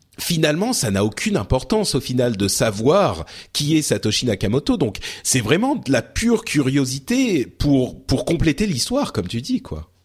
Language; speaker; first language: French; early bilingual, other home language; Arabic